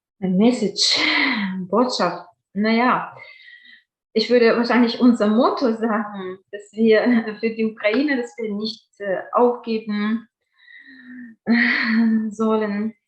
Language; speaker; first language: German; non-native, fluent; Ukrainian